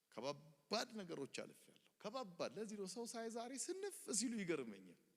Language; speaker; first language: Amharic; non-native, local second language; Oromo